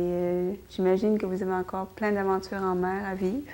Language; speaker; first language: French; native; French